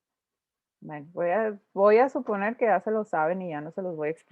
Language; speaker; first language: Spanish; native; Spanish